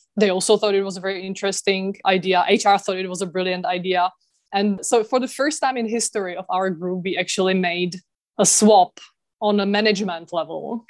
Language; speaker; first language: English; non-native, fluent; Czech